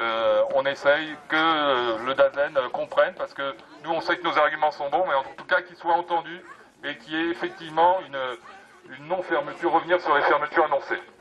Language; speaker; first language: French; native; French